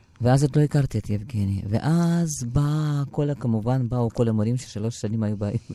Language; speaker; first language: Hebrew; non-native, fluent; Russian